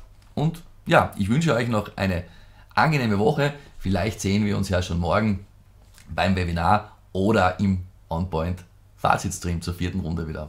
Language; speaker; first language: German; native; German